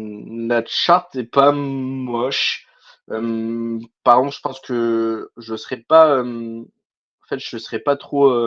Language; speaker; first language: French; native; French